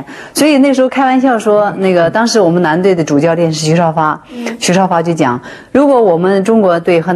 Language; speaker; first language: Chinese; native; Chinese